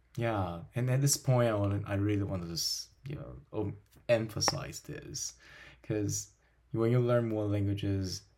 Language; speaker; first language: English; non-native, fluent; Min Nan Chinese